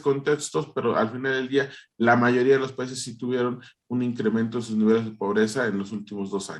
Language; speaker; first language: Spanish; native; Spanish